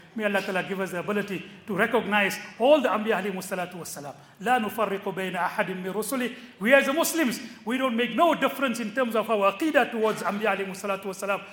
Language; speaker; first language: English; native; English